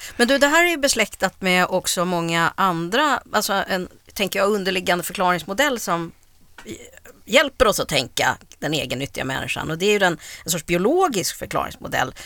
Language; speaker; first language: Swedish; native; Swedish